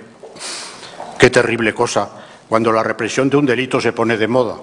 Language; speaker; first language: Spanish; native; Spanish